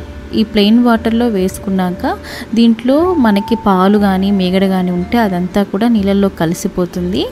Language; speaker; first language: Telugu; native; Telugu